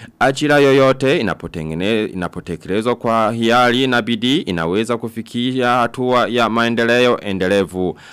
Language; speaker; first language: Swahili; non-native, local second language; Rundi